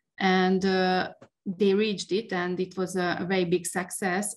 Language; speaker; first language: English; non-native, fluent; Hungarian